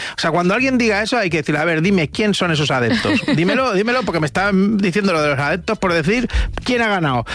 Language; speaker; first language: Spanish; native; Spanish